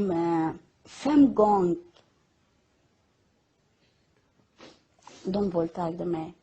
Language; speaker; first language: Swedish; non-native, learner; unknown